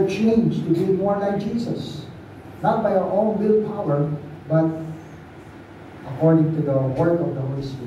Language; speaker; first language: English; non-native, local second language; Filipino